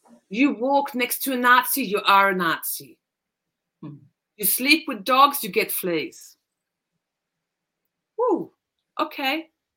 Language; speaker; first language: English; non-native, fluent; Swedish